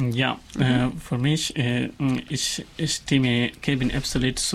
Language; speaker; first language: German; non-native, learner; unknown